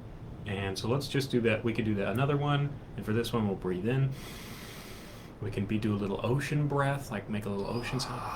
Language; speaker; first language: English; native; English